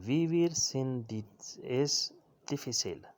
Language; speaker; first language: Spanish; non-native, learner; Urdu